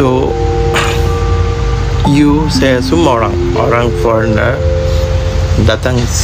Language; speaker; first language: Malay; non-native, learner; Bangla